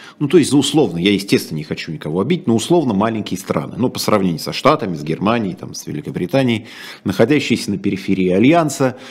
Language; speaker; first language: Russian; native; Russian